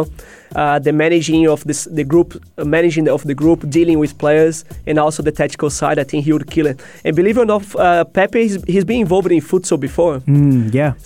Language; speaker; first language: English; non-native, fluent; Portuguese